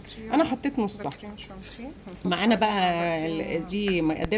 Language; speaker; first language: Arabic; native; Arabic